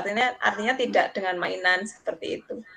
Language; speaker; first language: Indonesian; non-native, local second language; Javanese